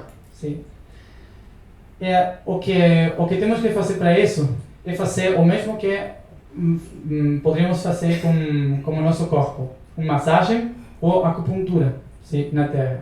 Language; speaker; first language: Portuguese; non-native, learner; Spanish